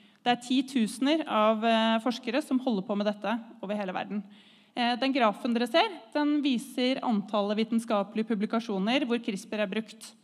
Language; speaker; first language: Norwegian; native; Norwegian